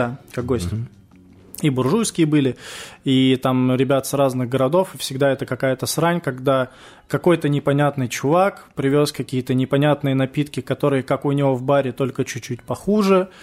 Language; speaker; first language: Russian; native; Russian